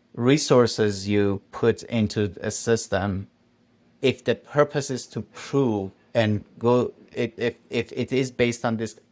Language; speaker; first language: English; non-native, fluent; Persian